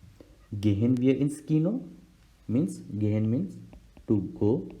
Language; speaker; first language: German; non-native, fluent; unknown